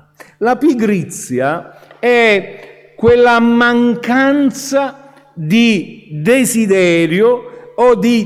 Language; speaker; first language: Italian; native; Italian